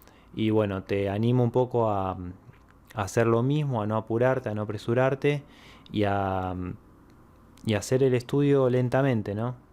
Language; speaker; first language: Spanish; native; Spanish